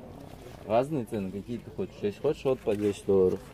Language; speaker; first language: Russian; non-native, learner; Turkish